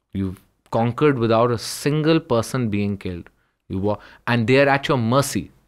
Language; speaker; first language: Urdu; early bilingual, heritage; Hindi